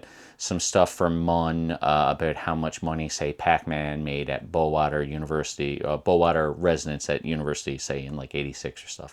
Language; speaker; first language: English; native; English